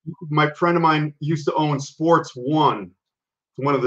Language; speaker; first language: English; native; English